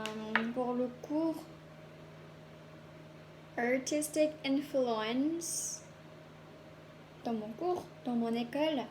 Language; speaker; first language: French; non-native, learner; Korean